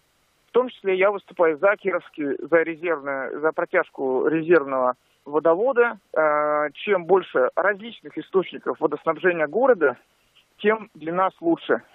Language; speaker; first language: Russian; native; Russian